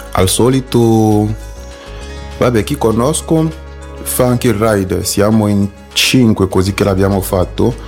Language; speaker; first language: Italian; non-native, fluent; French